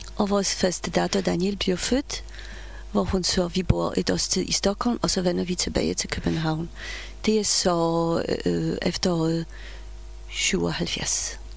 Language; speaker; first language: Danish; non-native, fluent; Polish